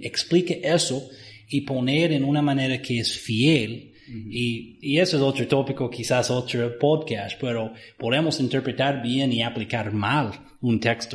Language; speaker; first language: Spanish; non-native, fluent; English